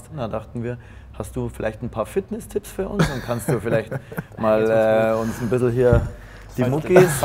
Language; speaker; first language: German; native; German